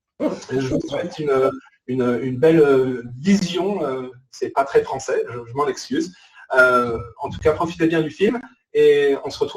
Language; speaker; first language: French; native; French